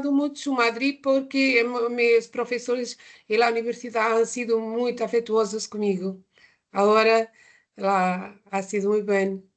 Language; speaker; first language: Spanish; non-native, learner; Portuguese